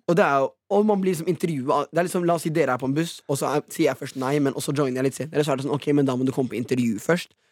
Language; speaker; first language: Norwegian; early bilingual, other home language; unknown